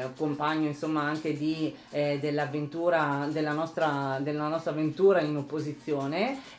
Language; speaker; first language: Italian; native; Italian